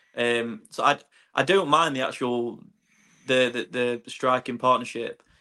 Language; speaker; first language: English; native; English